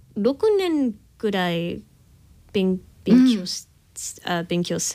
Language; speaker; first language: Japanese; non-native, learner; English